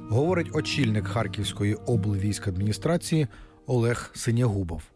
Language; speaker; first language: Ukrainian; native; Ukrainian